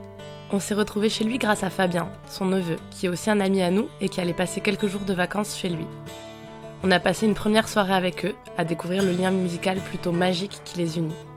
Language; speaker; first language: French; native; French